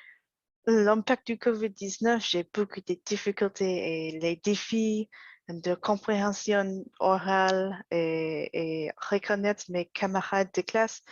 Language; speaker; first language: French; non-native, learner; English